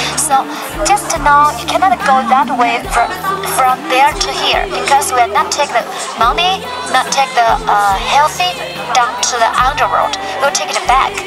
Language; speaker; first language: English; non-native, fluent; Chinese